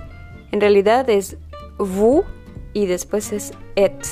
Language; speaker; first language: Spanish; non-native, fluent; French